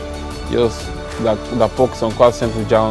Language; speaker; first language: Italian; non-native, fluent; Portuguese